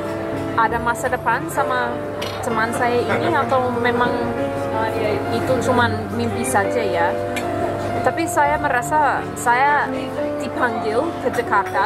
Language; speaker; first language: Indonesian; non-native, fluent; English